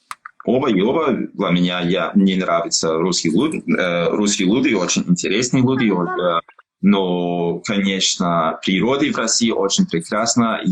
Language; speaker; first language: Russian; non-native, learner; English